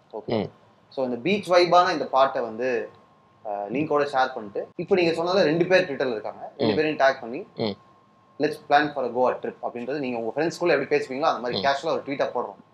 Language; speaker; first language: Tamil; native; Tamil